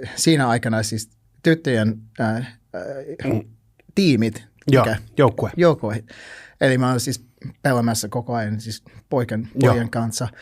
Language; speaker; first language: Finnish; non-native, learner; English